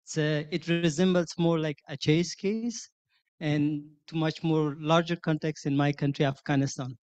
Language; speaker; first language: English; non-native, fluent; Persian